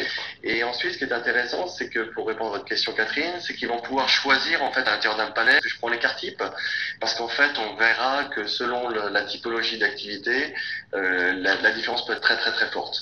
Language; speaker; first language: French; native; French